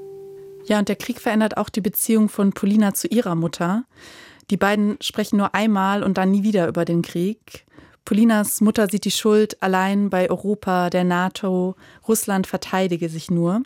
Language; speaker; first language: German; native; German